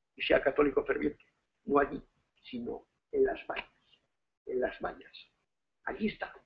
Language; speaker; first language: Spanish; native; Spanish